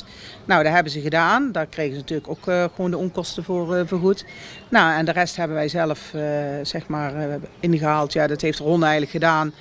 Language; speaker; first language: Dutch; native; Dutch